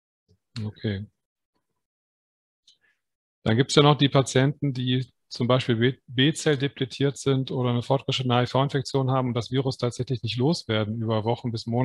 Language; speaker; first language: German; native; German